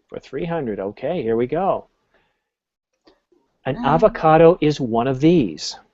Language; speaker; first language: English; native; English